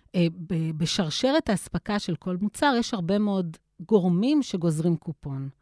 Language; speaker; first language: Hebrew; native; Hebrew